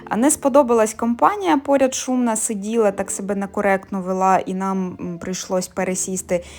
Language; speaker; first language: Ukrainian; non-native, local second language; Russian